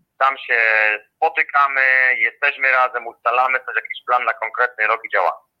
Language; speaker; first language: Polish; native; Polish